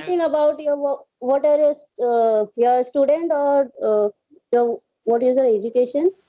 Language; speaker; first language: English; non-native, learner; Hindi